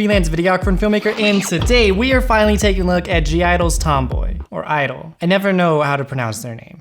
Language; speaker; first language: English; native; English